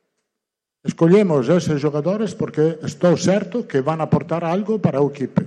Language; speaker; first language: Portuguese; non-native, learner; Italian